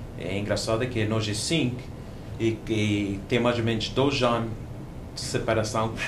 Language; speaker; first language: Portuguese; non-native, local second language; Kabuverdianu